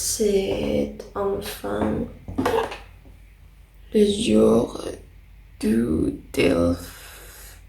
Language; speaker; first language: French; non-native, learner; Indonesian